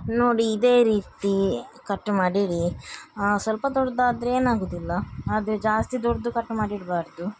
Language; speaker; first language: Kannada; non-native, local second language; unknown